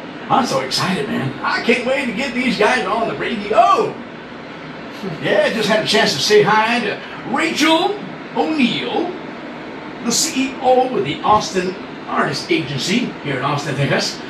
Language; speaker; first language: English; early bilingual, other home language; Spanish